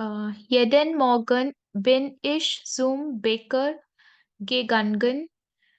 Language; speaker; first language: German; non-native, learner; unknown